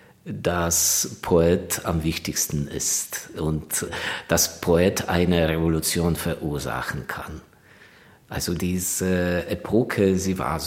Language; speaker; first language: German; non-native, fluent; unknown